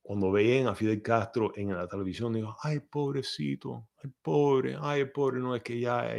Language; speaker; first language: Spanish; early bilingual, heritage; Spanish